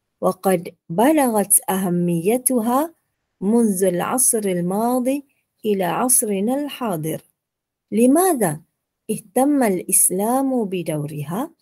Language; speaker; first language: Arabic; non-native, fluent; Malay